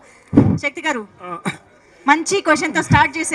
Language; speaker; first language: Telugu; native; Telugu